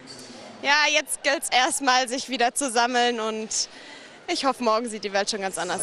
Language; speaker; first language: German; native; German